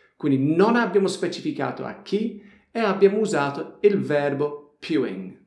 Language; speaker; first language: Italian; non-native, fluent; English